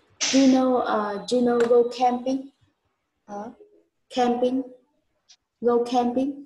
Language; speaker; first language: English; non-native, learner; Vietnamese